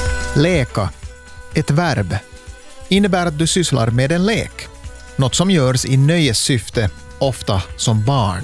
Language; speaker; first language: Swedish; native; Swedish